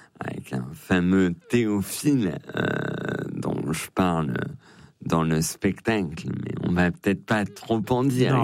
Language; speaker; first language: French; native; French